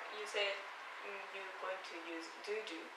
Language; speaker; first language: English; non-native, learner; Japanese